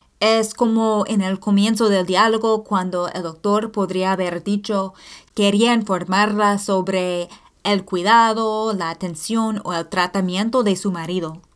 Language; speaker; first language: Spanish; non-native, fluent; English